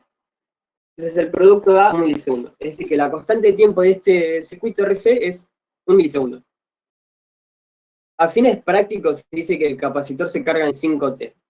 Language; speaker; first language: Spanish; native; Spanish